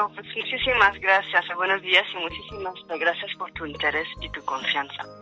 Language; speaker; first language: Spanish; non-native, fluent; French